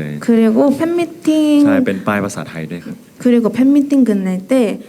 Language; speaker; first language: Korean; non-native, fluent; Thai